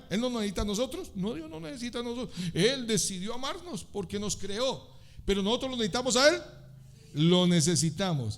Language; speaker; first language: Spanish; native; Spanish